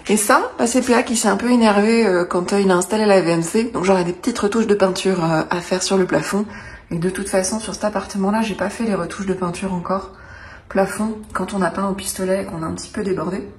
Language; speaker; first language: French; native; French